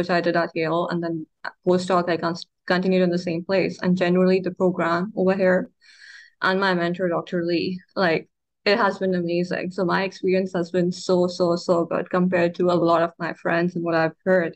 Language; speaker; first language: English; non-native, local second language; Urdu